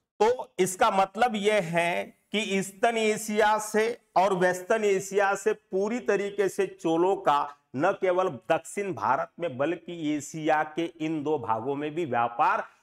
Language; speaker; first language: Hindi; non-native, local second language; Marathi